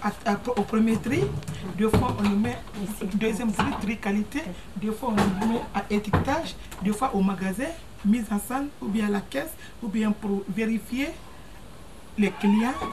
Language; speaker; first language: French; non-native, fluent; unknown